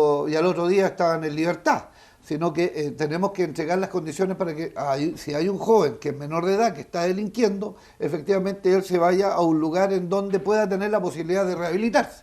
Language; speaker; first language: Spanish; native; Spanish